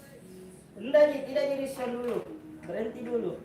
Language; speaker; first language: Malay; non-native, local second language; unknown